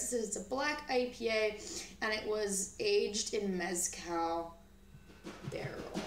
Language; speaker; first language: English; native; English